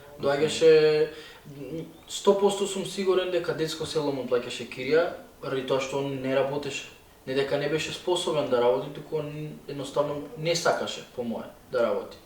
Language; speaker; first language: Macedonian; native; Macedonian